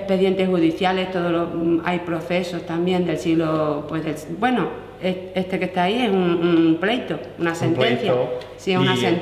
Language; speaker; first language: Spanish; native; Spanish